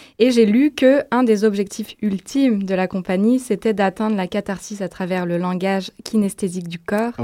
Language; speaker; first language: French; native; French